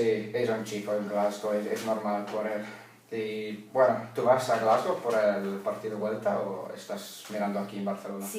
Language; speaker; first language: Spanish; non-native, learner; English